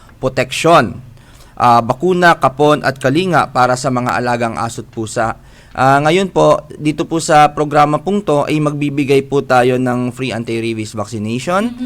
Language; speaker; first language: Filipino; native; Filipino